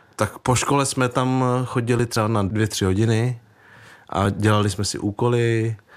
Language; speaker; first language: Czech; early bilingual, other home language; Vietnamese